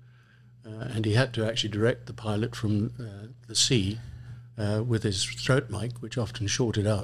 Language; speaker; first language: English; native; English